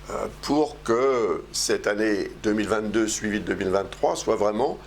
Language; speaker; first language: French; native; French